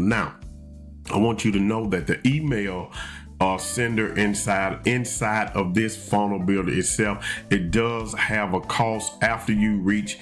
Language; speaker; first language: English; native; English